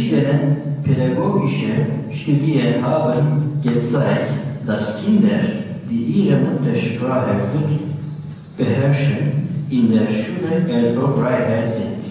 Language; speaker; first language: German; non-native, learner; Turkish